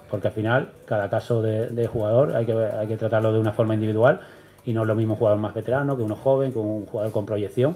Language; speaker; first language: Spanish; native; Spanish